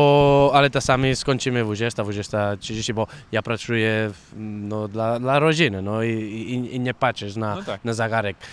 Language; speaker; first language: Polish; non-native, fluent; Catalan